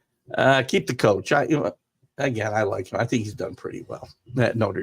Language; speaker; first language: English; native; English